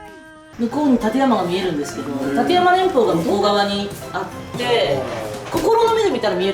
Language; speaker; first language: Japanese; native; Japanese